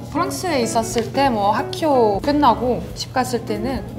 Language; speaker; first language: Korean; non-native, fluent; French